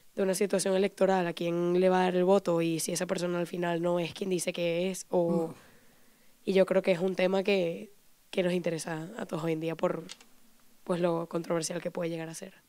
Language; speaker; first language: Spanish; native; Spanish